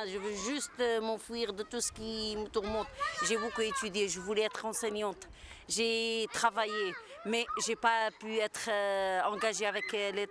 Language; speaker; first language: French; non-native, local second language; Arabic